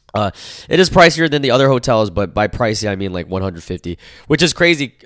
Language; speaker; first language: English; native; English